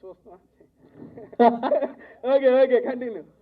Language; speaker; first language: Telugu; native; Telugu